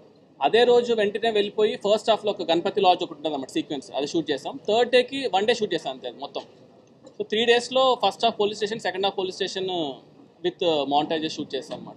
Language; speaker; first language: Telugu; native; Telugu